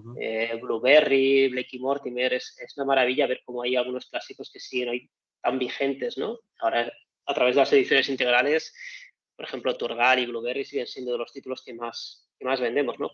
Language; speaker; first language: Spanish; native; Spanish